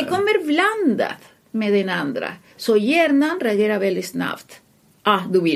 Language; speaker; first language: Swedish; non-native, fluent; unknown